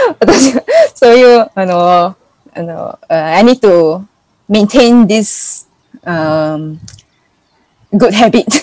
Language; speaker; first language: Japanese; non-native, learner; English